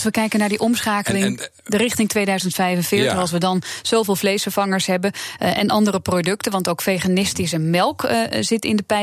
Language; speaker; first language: Dutch; native; Dutch